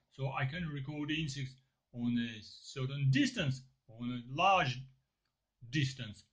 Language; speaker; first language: English; non-native, learner; Ukrainian